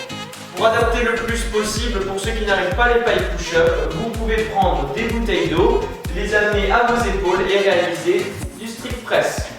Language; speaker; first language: French; native; French